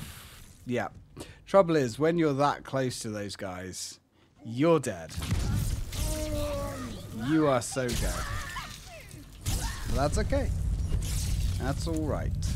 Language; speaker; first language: English; native; English